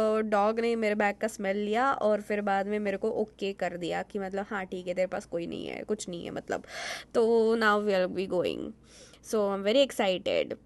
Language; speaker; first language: Hindi; non-native, local second language; Marathi